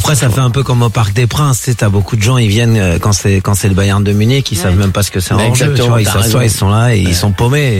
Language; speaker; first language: French; native; French